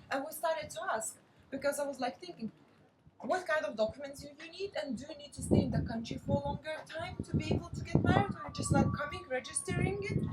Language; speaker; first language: English; non-native, fluent; Lithuanian